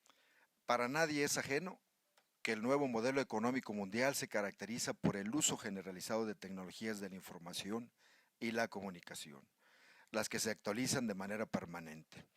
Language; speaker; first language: Spanish; native; Spanish